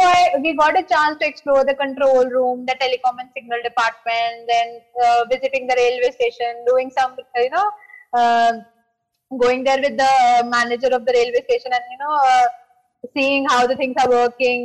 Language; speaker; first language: English; non-native, local second language; Hindi